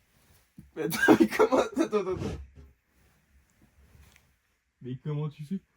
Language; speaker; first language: French; native; French